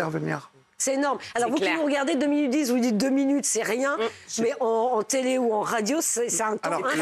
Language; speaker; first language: French; native; French